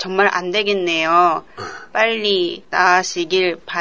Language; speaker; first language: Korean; non-native, learner; Japanese